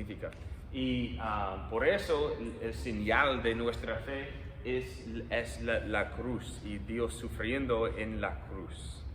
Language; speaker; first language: Spanish; non-native, fluent; English